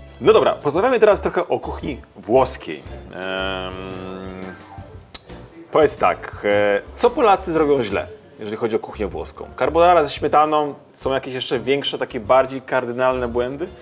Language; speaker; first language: Polish; native; Polish